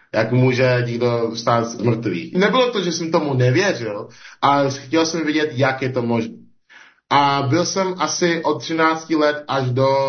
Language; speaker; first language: Czech; early bilingual, heritage; Czech